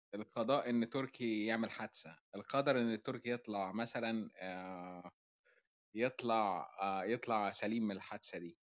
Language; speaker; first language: Arabic; native; Arabic